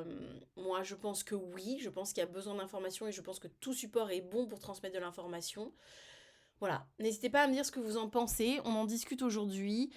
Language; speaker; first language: French; native; French